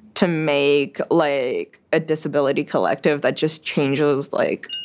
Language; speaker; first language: English; early bilingual, other home language; French